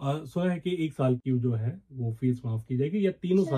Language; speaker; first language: Hindi; native; Hindi